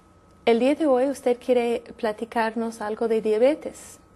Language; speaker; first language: Spanish; non-native, fluent; English